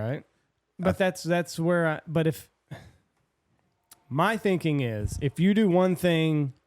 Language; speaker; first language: English; native; English